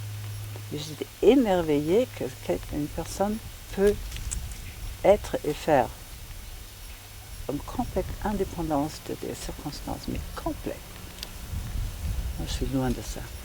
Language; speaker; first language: French; non-native, fluent; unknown